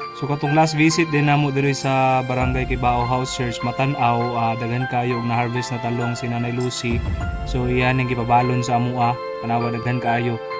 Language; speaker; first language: Cebuano; native; Cebuano